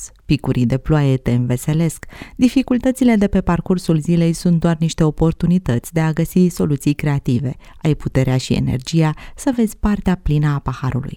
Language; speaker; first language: Romanian; native; Romanian